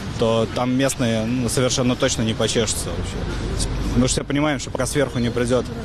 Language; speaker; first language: Russian; native; Russian